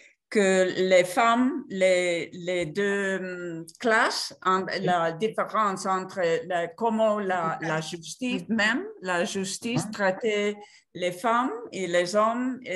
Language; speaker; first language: French; non-native, fluent; Spanish